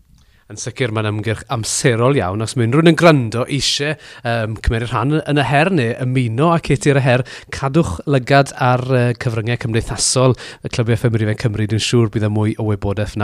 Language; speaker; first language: Welsh; native; Welsh